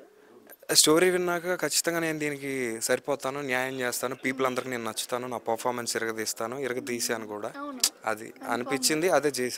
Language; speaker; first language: Telugu; native; Telugu